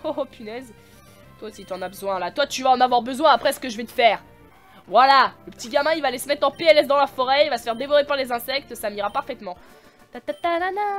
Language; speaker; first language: French; native; French